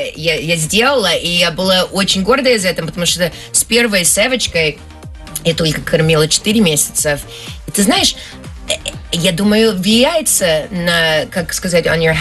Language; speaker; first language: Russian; early bilingual, heritage; Russian